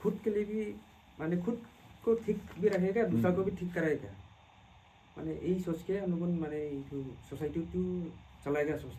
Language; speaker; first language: Hindi; non-native, local second language; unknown